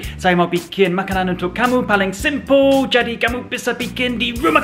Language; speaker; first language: Indonesian; non-native, learner; English